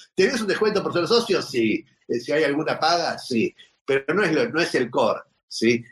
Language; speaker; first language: Spanish; native; Spanish